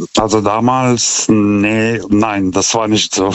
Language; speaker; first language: German; non-native, fluent; Lithuanian